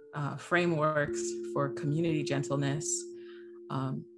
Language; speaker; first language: English; early bilingual, other home language; Haitian Creole